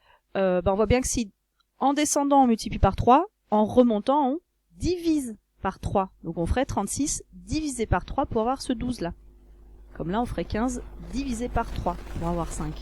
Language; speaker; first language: French; native; French